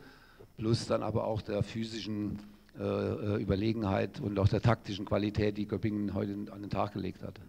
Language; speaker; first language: German; native; German